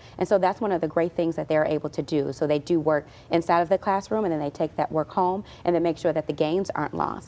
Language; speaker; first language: English; native; English